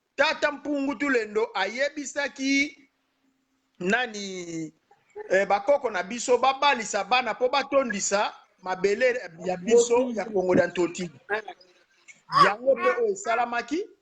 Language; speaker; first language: Lingala; non-native, local second language; Kongo